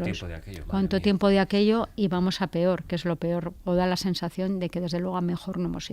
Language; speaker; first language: Spanish; native; Spanish